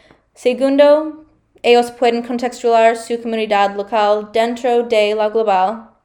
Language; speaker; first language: Spanish; non-native, learner; English